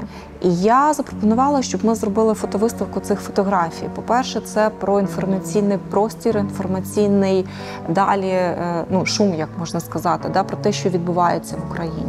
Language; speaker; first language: Ukrainian; native; Ukrainian